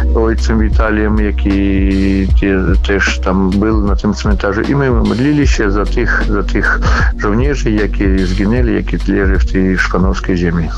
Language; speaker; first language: Polish; non-native, learner; Ukrainian